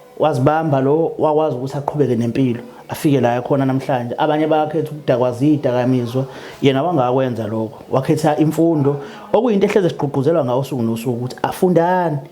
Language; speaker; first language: Zulu; native; Zulu